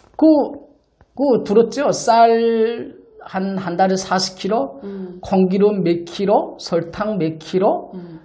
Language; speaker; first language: Korean; native; Korean